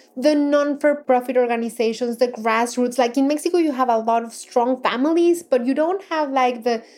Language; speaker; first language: English; non-native, fluent; Spanish